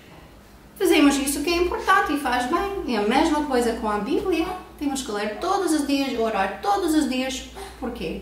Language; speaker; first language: Portuguese; non-native, fluent; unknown